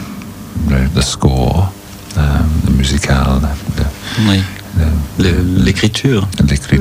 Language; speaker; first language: French; non-native, learner; English